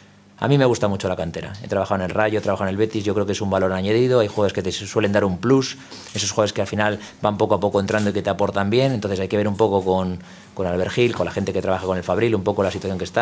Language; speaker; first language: Spanish; native; Spanish